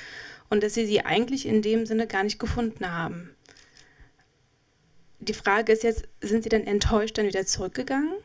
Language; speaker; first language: German; native; German